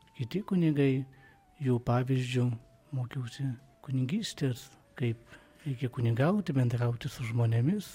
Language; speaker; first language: Lithuanian; non-native, local second language; Polish